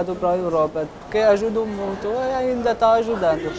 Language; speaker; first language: Portuguese; non-native, local second language; Arabic